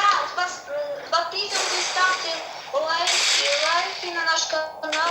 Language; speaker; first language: Russian; native; Russian